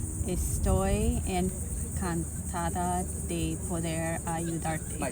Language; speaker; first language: Spanish; non-native, learner; Lao